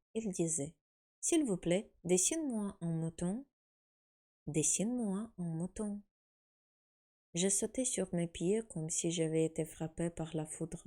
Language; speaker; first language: French; non-native, fluent; Ukrainian